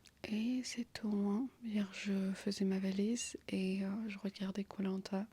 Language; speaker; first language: French; non-native, fluent; Armenian